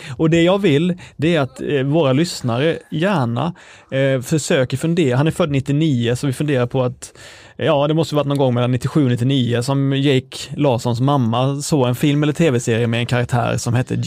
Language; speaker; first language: Swedish; native; Swedish